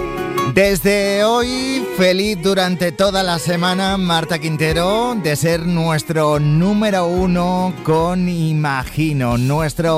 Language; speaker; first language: Spanish; native; Spanish